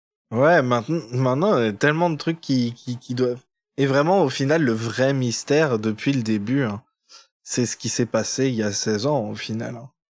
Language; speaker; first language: French; native; French